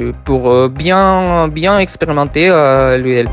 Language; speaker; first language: French; non-native, fluent; Japanese